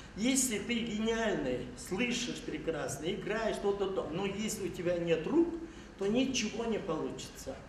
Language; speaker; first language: Russian; non-native, local second language; Kazakh